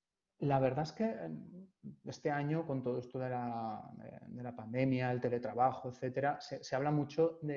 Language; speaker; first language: Spanish; native; Spanish